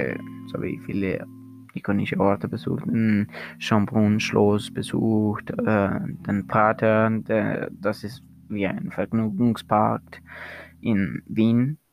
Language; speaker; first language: German; non-native, learner; Spanish